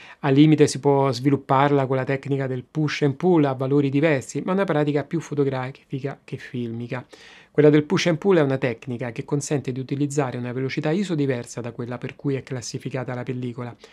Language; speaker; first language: Italian; native; Italian